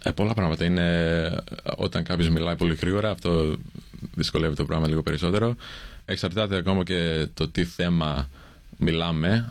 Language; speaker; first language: Greek; early bilingual, heritage; English